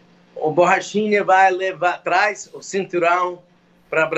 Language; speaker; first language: Portuguese; non-native, fluent; English